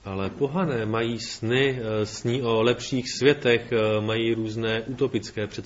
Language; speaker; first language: Czech; native; Czech